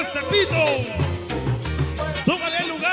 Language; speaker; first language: Spanish; native; Spanish